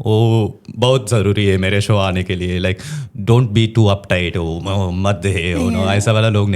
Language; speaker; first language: Hindi; non-native, local second language; Tamil